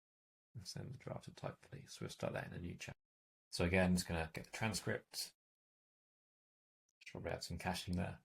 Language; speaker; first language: English; native; English